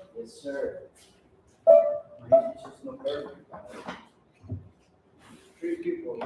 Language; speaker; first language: English; non-native, learner; Spanish